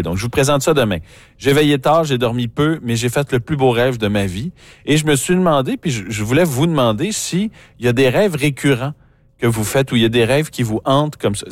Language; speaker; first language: French; native; French